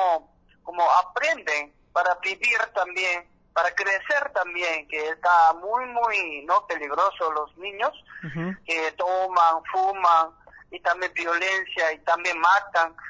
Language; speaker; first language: Spanish; non-native, learner; Korean